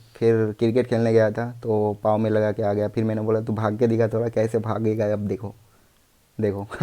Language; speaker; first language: Hindi; non-native, local second language; Bangla